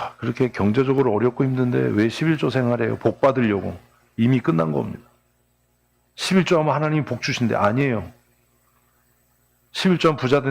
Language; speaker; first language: Korean; native; Korean